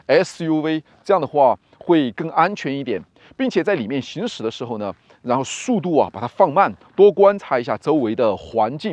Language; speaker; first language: Chinese; native; Chinese